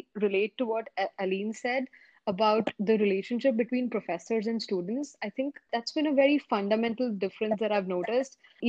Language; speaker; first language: English; non-native, local second language; Hindi